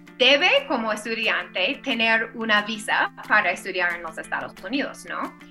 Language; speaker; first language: Spanish; non-native, fluent; English